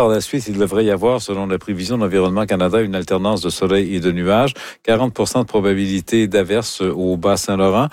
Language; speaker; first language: French; native; French